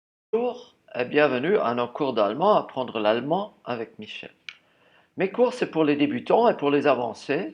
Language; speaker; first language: French; non-native, fluent; German